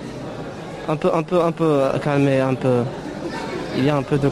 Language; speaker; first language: French; non-native, learner; Arabic